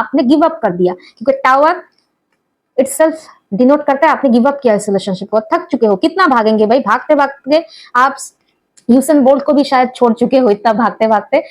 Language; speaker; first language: Hindi; non-native, local second language; Bangla